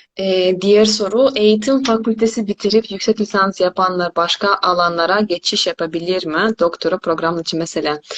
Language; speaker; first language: Turkish; non-native, fluent; Korean